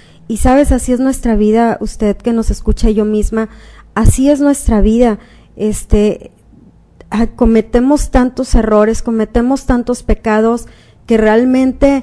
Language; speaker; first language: Spanish; native; Spanish